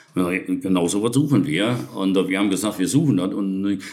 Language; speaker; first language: German; native; German